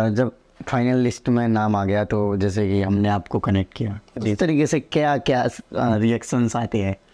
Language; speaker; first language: Hindi; native; Hindi